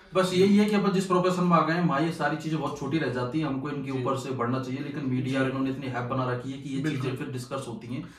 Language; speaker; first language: Hindi; native; Hindi